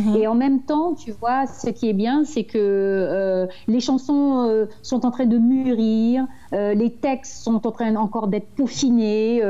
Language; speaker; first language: French; native; French